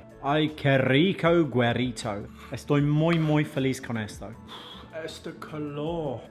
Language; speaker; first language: Spanish; non-native, fluent; English